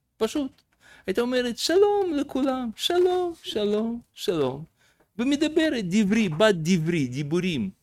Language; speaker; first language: Hebrew; native; Hebrew